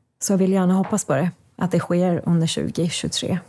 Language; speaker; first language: Swedish; non-native, fluent; Persian